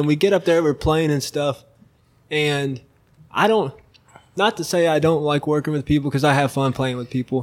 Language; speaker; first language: English; native; English